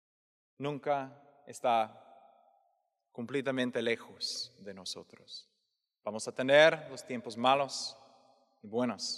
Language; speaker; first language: Spanish; non-native, fluent; English